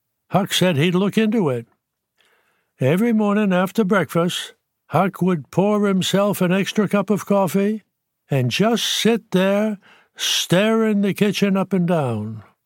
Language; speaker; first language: English; native; English